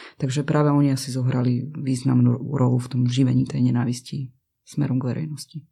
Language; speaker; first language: Slovak; native; Slovak